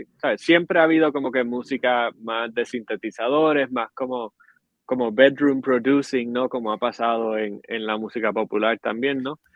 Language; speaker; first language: Spanish; native; Spanish